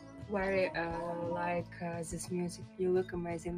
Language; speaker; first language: English; non-native, learner; Ukrainian